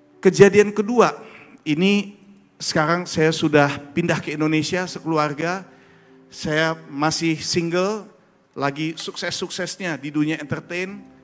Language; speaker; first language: Indonesian; early bilingual, heritage; German